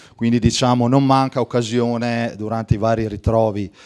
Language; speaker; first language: Italian; native; Italian